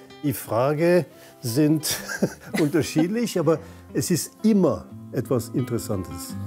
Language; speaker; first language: German; non-native, fluent; French